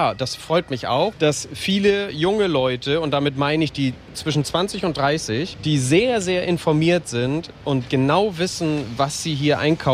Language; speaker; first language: German; native; German